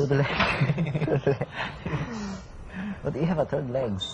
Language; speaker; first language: English; non-native, learner; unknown